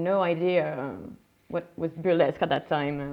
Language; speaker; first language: English; non-native, fluent; French